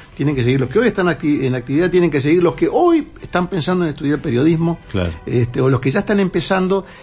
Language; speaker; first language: Spanish; native; Spanish